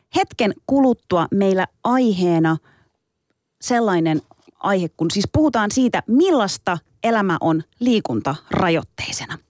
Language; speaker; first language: Finnish; early bilingual, other home language; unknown